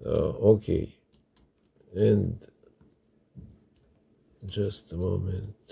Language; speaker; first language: English; non-native, learner; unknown